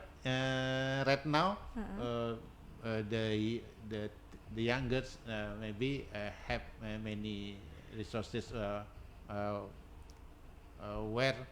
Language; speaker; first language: English; non-native, learner; Indonesian